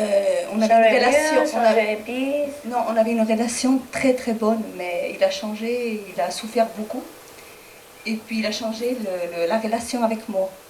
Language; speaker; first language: French; non-native, fluent; Spanish